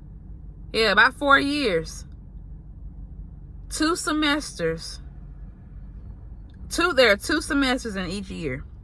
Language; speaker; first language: English; native; English